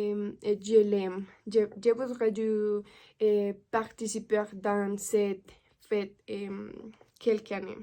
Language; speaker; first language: French; non-native, learner; Spanish